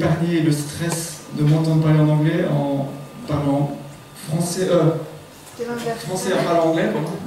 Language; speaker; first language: French; native; French